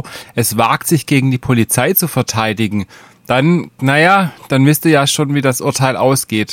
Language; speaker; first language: German; native; German